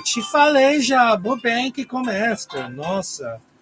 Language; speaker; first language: Portuguese; non-native, learner; English